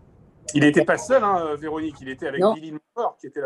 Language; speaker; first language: French; native; French